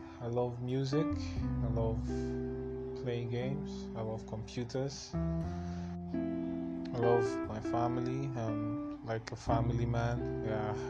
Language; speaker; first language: English; non-native, local second language; Igbo